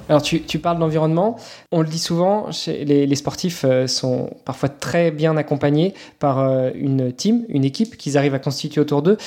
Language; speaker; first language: French; native; French